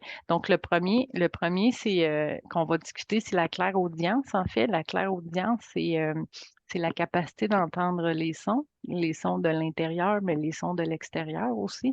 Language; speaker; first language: French; native; French